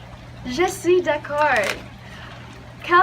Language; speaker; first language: French; non-native, learner; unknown